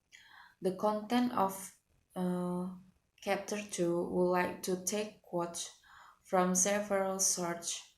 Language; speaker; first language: English; non-native, learner; Indonesian